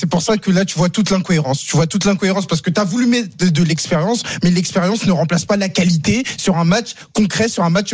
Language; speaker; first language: French; native; French